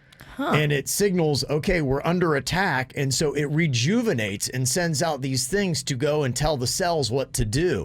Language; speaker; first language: English; native; English